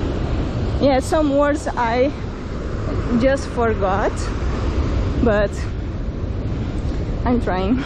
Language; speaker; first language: English; non-native, learner; Portuguese